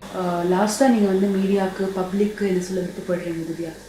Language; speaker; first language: Tamil; native; Tamil